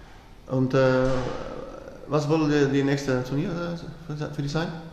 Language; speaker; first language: German; non-native, learner; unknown